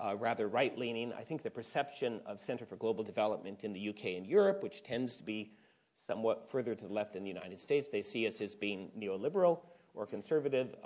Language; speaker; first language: English; native; English